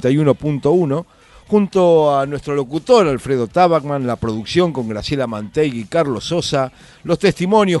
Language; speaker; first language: Spanish; native; Spanish